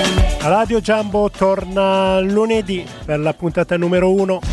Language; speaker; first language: Italian; native; Italian